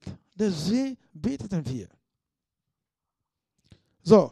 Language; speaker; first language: German; non-native, fluent; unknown